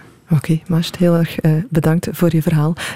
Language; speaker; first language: Dutch; native; Dutch